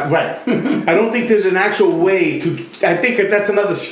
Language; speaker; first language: English; native; English